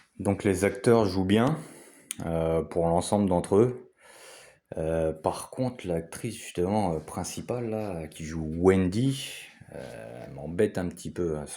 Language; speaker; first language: French; native; French